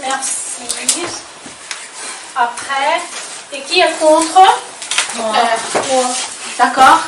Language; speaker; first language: French; non-native, fluent; Ukrainian